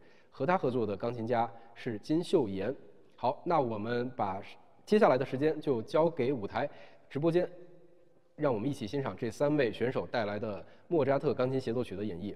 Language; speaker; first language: Chinese; native; Chinese